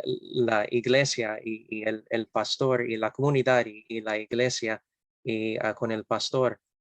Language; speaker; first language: Spanish; non-native, fluent; English